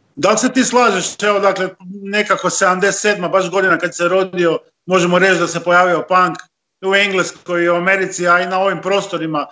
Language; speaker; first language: Croatian; native; Croatian